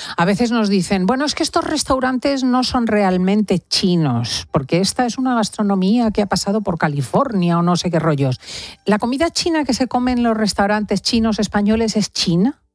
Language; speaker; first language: Spanish; native; Spanish